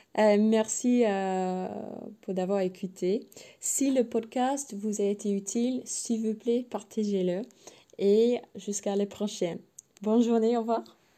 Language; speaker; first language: French; non-native, learner; English